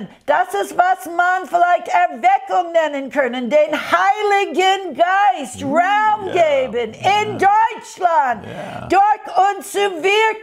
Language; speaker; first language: German; non-native, fluent; English